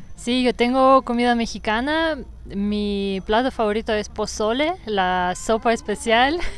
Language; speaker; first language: Spanish; non-native, fluent; Russian